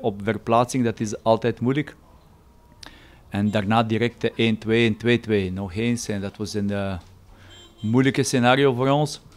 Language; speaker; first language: Dutch; non-native, fluent; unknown